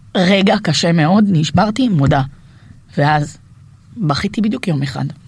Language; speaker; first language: Hebrew; native; Hebrew